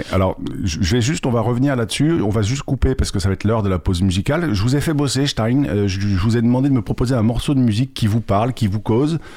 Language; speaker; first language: French; native; French